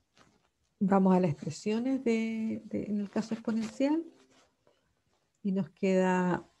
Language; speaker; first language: Spanish; native; Spanish